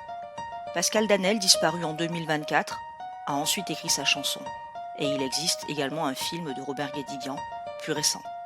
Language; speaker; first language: French; native; French